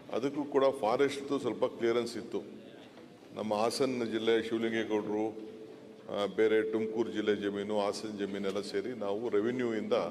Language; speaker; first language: Kannada; native; Kannada